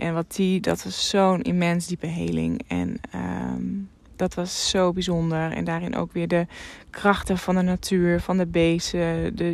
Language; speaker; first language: Dutch; non-native, local second language; Western Frisian